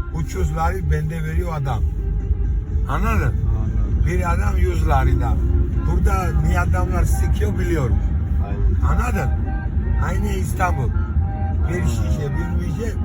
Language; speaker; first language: Turkish; non-native, learner; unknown